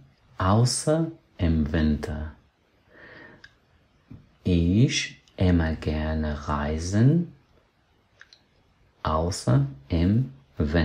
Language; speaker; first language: German; non-native, fluent; Persian